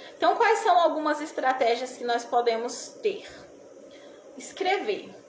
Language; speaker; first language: Portuguese; native; Portuguese